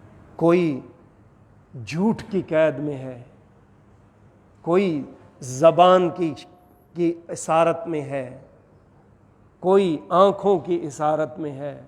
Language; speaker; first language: Urdu; native; Urdu